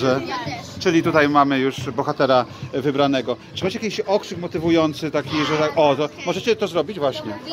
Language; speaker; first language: Polish; native; Polish